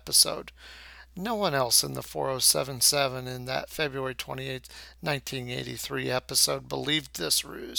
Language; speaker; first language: English; native; English